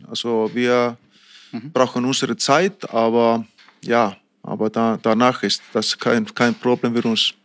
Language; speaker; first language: German; non-native, fluent; Icelandic